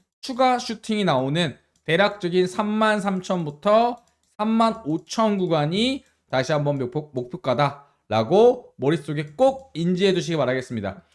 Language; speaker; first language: Korean; native; Korean